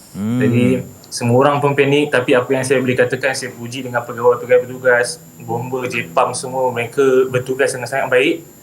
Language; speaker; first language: Malay; native; Malay